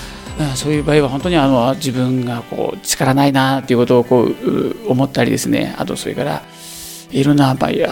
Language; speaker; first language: Japanese; native; Japanese